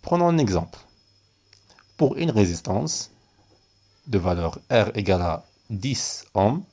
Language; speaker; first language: French; non-native, local second language; Arabic